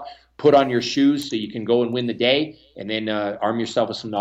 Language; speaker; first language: English; native; English